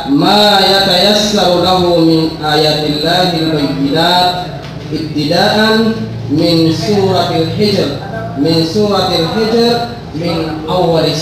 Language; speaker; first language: Arabic; non-native, learner; Maranao